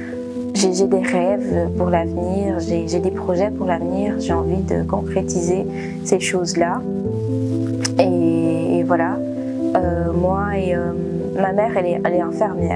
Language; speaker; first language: French; early bilingual, other home language; Portuguese